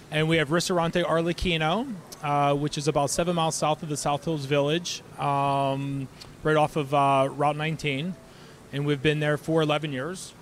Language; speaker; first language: English; native; English